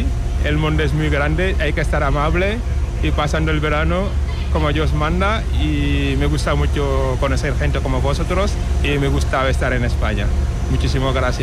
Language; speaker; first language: Spanish; non-native, learner; Wolof